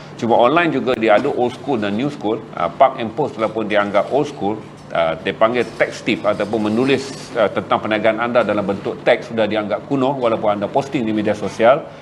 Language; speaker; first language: Malay; native; Malay